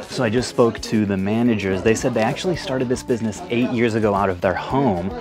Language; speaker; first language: English; native; English